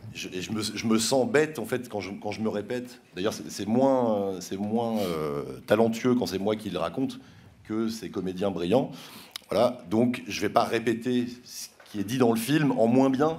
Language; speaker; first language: French; native; French